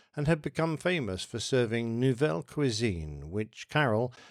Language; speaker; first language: English; native; English